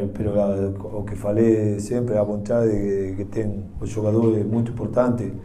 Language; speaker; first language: Portuguese; non-native, learner; Spanish